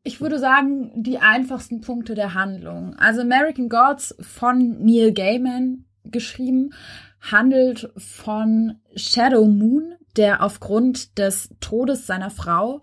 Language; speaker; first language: German; native; German